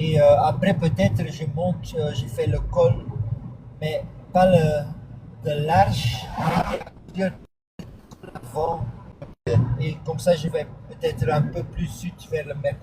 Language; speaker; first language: French; non-native, fluent; Dutch